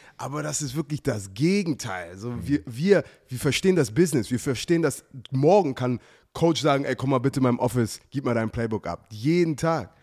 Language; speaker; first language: German; native; German